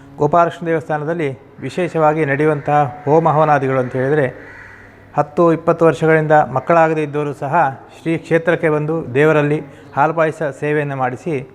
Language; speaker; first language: Kannada; native; Kannada